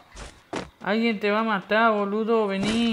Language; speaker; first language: Spanish; native; Spanish